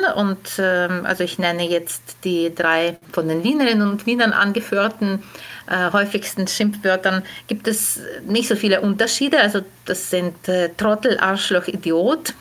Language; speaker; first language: German; non-native, fluent; Ukrainian